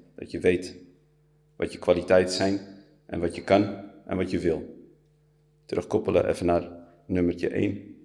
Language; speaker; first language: Dutch; early bilingual, other home language; Riffian